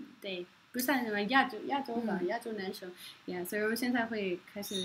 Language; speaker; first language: Chinese; non-native, fluent; Norwegian